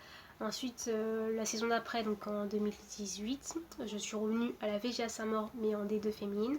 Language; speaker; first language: French; early bilingual, other home language; Portuguese